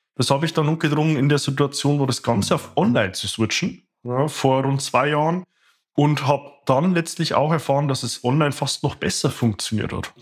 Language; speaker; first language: German; native; German